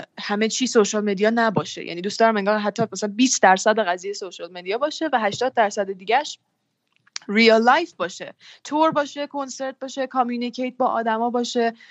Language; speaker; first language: Persian; native; Persian